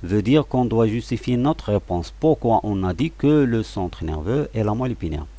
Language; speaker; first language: French; non-native, local second language; Arabic